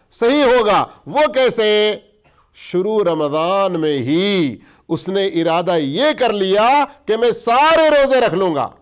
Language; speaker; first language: Urdu; native; Urdu